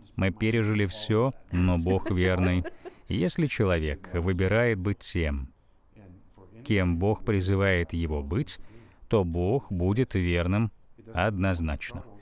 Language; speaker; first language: Russian; non-native, fluent; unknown